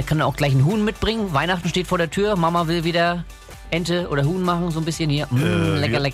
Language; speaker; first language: German; native; German